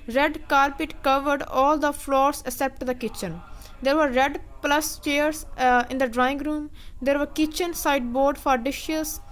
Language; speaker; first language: English; non-native, local second language; Punjabi